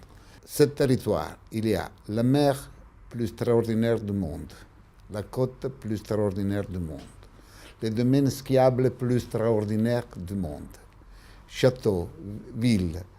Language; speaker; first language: French; non-native, fluent; Italian